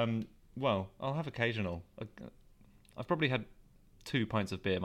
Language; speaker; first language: English; native; English